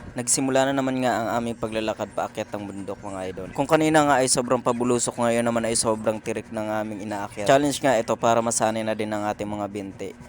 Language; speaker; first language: Filipino; non-native, local second language; Bikol